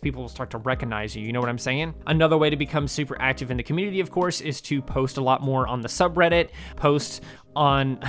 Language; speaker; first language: English; native; English